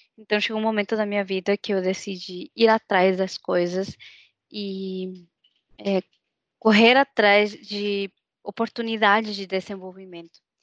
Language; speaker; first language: Portuguese; non-native, fluent; Spanish